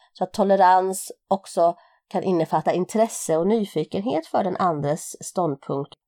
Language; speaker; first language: Swedish; native; Swedish